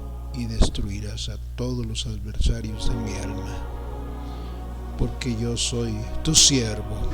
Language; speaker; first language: Spanish; native; Spanish